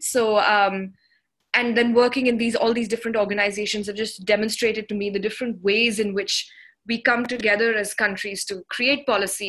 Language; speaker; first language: English; non-native, local second language; Hindi